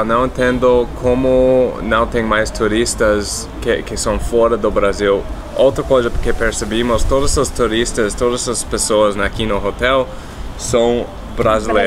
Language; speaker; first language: Portuguese; non-native, fluent; English